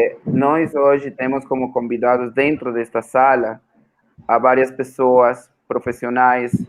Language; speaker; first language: Portuguese; non-native, fluent; Spanish